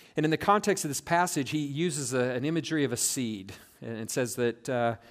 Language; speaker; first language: English; native; English